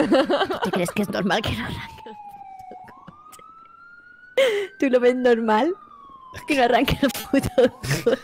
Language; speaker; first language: Spanish; native; Spanish